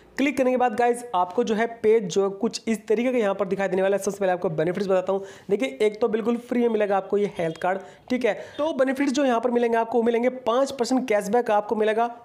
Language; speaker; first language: Hindi; native; Hindi